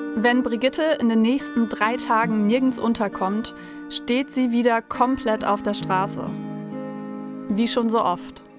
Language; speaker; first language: German; native; German